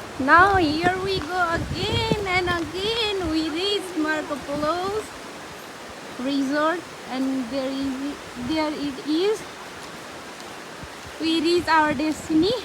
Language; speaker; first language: English; non-native, learner; Nepali